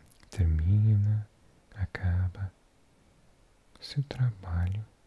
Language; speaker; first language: Portuguese; non-native, learner; English